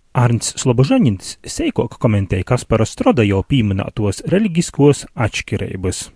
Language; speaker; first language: Latvian; native; Latvian